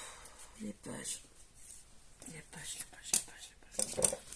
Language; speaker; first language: French; native; French